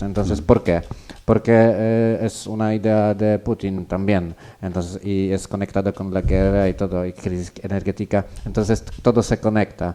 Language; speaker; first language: Spanish; non-native, learner; Polish